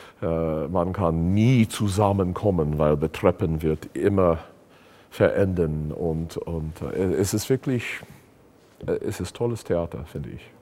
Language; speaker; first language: German; non-native, learner; English